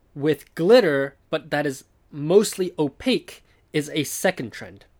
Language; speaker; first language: English; non-native, fluent; Chinese